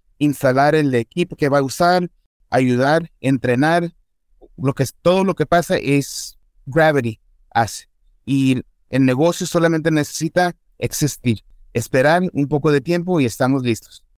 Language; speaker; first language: Spanish; early bilingual, heritage; Spanish